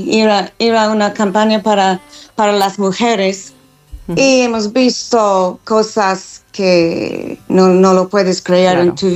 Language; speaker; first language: Spanish; non-native, fluent; English